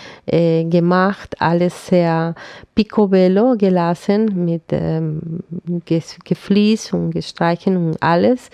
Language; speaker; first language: German; non-native, fluent; Spanish